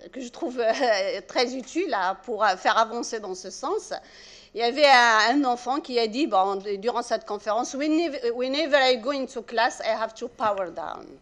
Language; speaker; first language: French; non-native, local second language; Arabic